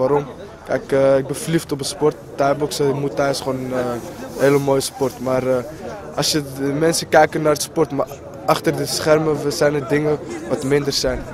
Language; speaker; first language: Dutch; native; Dutch